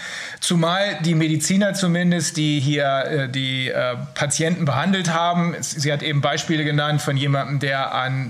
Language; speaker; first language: German; native; German